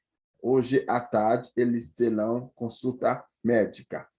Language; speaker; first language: Portuguese; non-native, fluent; Haitian Creole